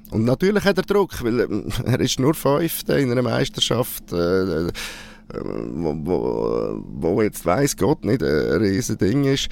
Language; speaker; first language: German; native; German